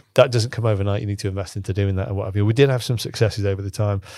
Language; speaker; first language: English; native; English